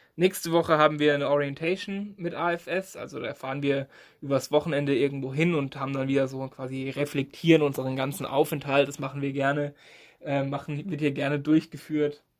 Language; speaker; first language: German; native; German